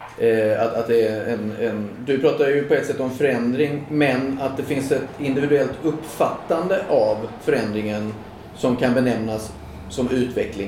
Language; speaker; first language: Swedish; native; Swedish